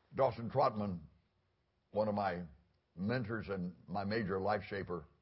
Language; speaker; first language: English; native; English